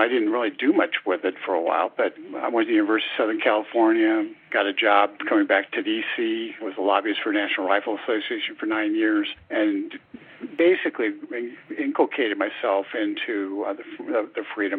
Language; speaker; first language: English; native; English